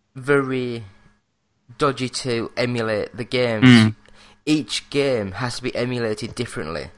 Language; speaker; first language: English; native; English